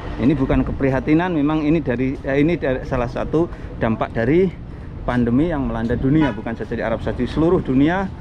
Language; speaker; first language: Indonesian; native; Indonesian